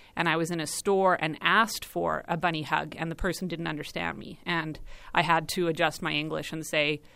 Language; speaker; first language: English; native; English